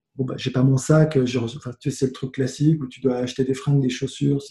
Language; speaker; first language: French; native; French